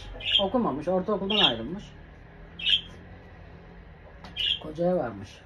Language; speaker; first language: Turkish; native; Turkish